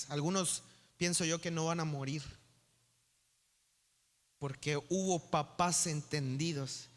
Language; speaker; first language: Spanish; native; Spanish